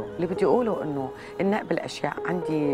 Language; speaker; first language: Arabic; native; Arabic